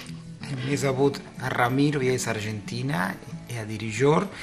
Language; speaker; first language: Russian; non-native, learner; Spanish